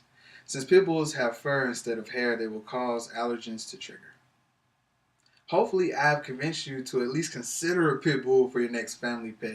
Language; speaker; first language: English; native; English